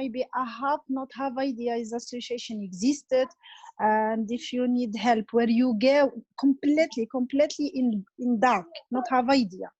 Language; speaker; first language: English; non-native, learner; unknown